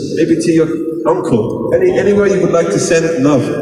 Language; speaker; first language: English; native; English